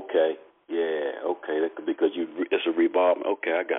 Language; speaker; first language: English; native; English